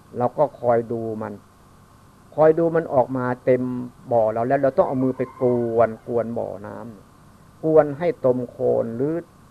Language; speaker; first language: Thai; non-native, local second language; Northeastern Thai